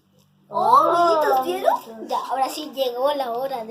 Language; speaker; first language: Spanish; native; Spanish